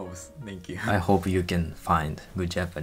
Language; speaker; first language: English; non-native, fluent; Japanese